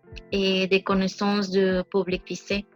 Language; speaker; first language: French; non-native, learner; Spanish